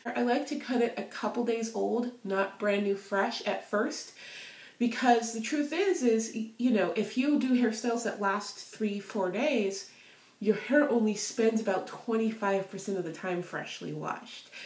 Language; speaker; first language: English; native; English